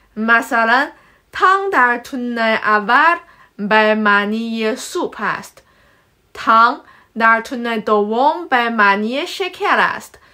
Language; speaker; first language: Persian; non-native, fluent; Chinese